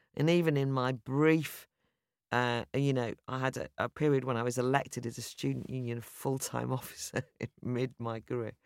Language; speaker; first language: English; native; English